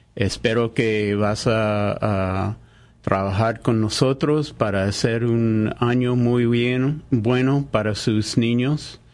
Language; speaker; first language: Spanish; non-native, learner; English